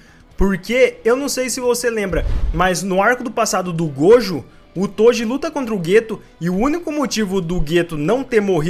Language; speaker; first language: Portuguese; native; Portuguese